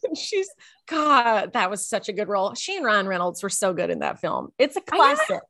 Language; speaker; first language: English; native; English